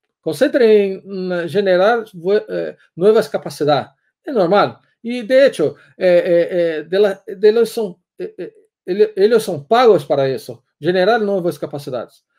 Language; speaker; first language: Spanish; non-native, learner; Portuguese